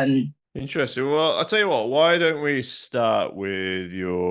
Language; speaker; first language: English; native; English